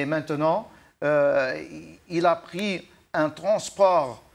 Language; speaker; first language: French; non-native, local second language; Arabic